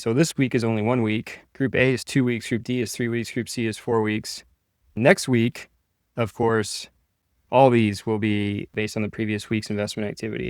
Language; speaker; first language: English; native; English